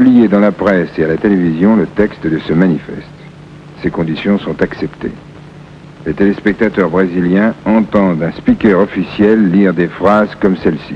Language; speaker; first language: French; native; French